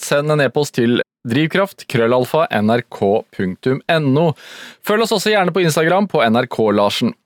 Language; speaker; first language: Norwegian; native; Norwegian